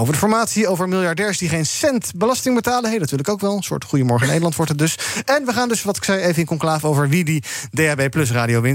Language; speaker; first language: Dutch; native; Dutch